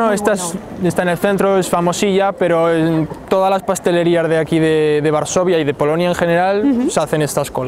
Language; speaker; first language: Spanish; native; Spanish